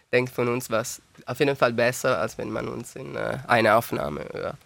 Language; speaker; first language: German; non-native, learner; Italian